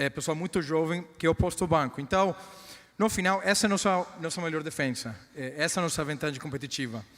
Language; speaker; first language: Portuguese; non-native, fluent; Spanish